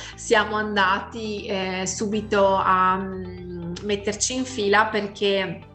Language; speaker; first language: Italian; native; Italian